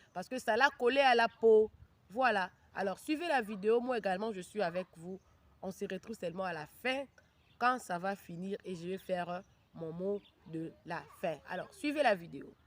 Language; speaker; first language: French; non-native, local second language; Lingala